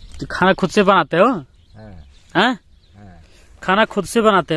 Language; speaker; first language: Hindi; native; Hindi